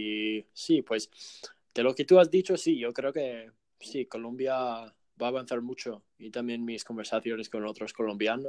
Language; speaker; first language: Spanish; non-native, fluent; English